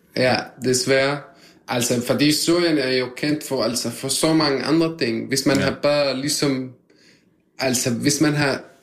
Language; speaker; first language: Danish; non-native, fluent; Arabic